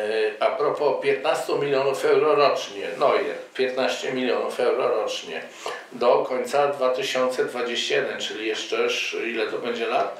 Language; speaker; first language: Polish; native; Polish